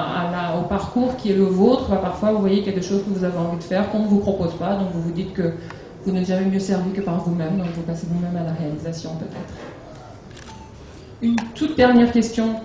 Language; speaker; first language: French; native; French